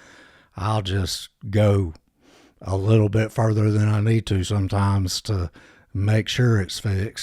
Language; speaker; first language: English; native; English